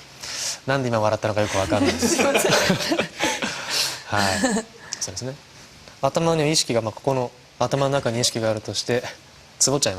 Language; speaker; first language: Japanese; native; Japanese